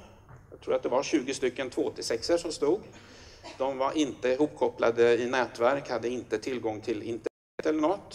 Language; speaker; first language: Swedish; native; Swedish